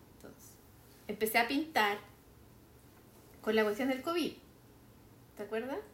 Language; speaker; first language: Spanish; native; Spanish